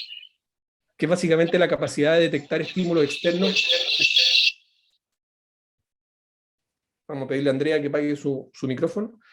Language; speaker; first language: Spanish; native; Spanish